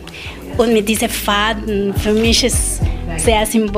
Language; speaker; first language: German; non-native, learner; Spanish